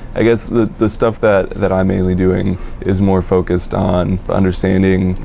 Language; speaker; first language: English; native; English